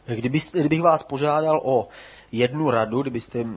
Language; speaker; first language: Czech; native; Czech